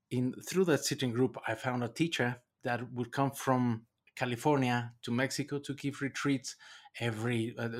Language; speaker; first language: English; non-native, fluent; Spanish